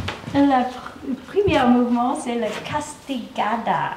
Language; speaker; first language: French; non-native, learner; English